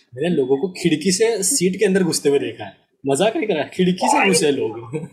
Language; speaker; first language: Hindi; non-native, local second language; Marathi